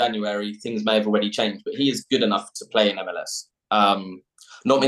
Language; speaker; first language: English; native; English